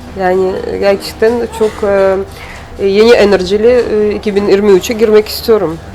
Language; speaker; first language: Turkish; non-native, learner; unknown